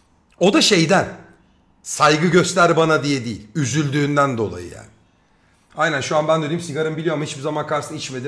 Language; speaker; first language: Turkish; native; Turkish